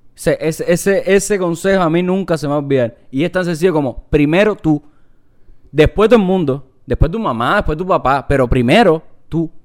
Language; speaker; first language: Spanish; native; Spanish